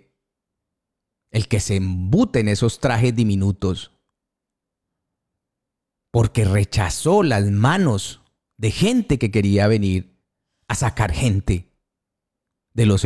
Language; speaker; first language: Spanish; native; Spanish